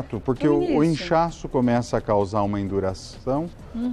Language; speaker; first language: Portuguese; native; Portuguese